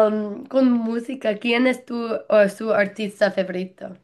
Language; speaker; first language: Spanish; non-native, learner; English